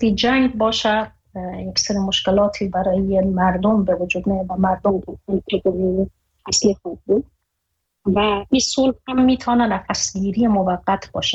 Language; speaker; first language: Persian; native; Persian